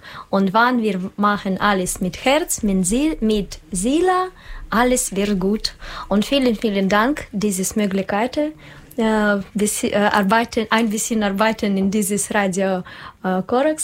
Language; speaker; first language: German; non-native, learner; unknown